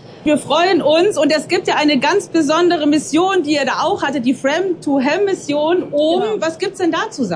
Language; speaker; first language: German; native; German